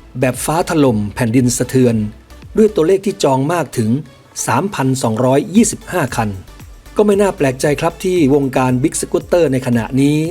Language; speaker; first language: Thai; native; Thai